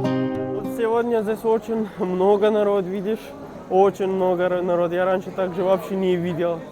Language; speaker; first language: Russian; non-native, learner; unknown